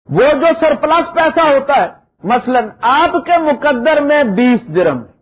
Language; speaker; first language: Urdu; non-native, local second language; Punjabi